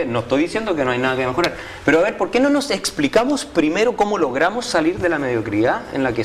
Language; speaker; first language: Spanish; native; Spanish